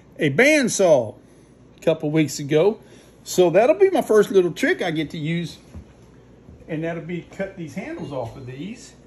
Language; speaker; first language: English; native; English